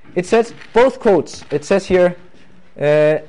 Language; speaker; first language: English; non-native, fluent; Danish